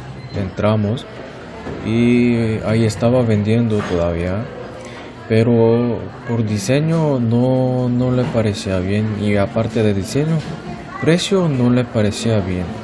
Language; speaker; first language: Spanish; non-native, learner; Korean